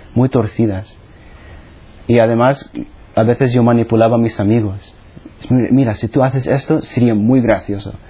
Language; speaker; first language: Spanish; non-native, fluent; Filipino